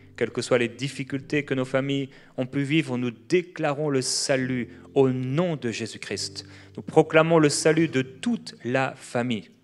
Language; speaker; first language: French; native; French